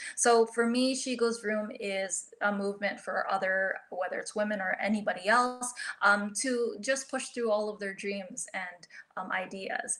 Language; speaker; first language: English; early bilingual, other home language; Filipino